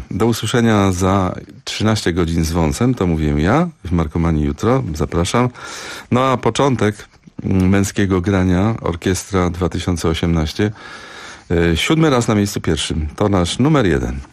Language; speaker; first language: Polish; native; Polish